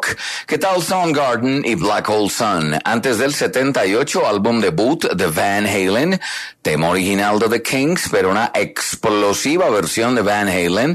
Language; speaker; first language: Spanish; native; Spanish